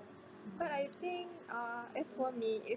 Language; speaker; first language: English; non-native, local second language; Malay